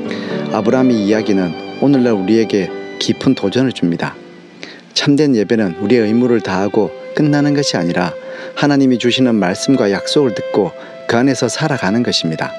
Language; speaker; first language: Korean; native; Korean